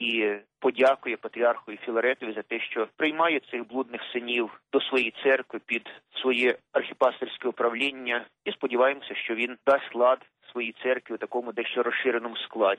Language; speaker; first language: Ukrainian; native; Ukrainian